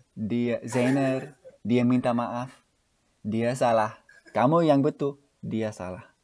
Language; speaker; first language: Indonesian; non-native, fluent; English